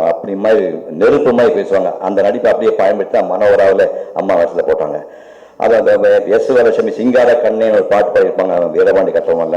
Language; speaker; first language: Tamil; native; Tamil